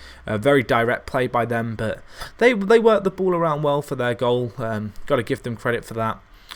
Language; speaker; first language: English; native; English